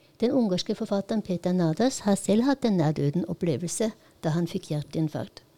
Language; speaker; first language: Norwegian; non-native, fluent; Polish